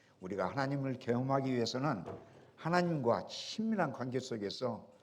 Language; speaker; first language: Korean; native; Korean